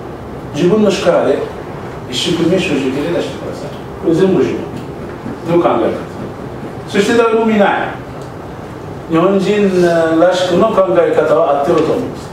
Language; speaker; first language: Japanese; non-native, learner; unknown